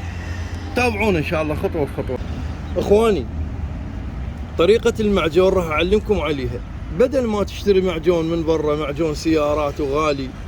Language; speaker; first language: Arabic; native; Arabic